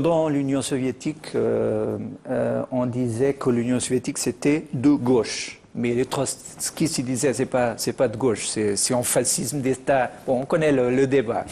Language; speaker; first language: French; non-native, fluent; Portuguese